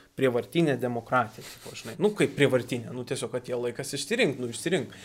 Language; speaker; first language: Lithuanian; native; Lithuanian